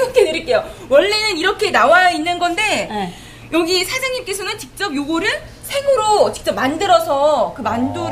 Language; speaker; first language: Korean; native; Korean